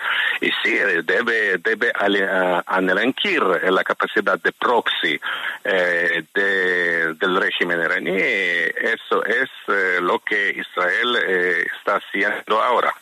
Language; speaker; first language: Spanish; non-native, fluent; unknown